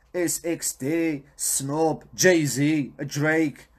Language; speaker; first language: Arabic; non-native, local second language; Riffian